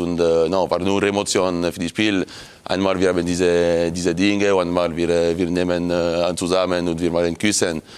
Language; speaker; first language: German; non-native, local second language; French